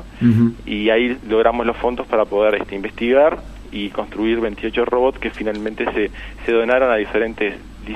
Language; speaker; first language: Spanish; native; Spanish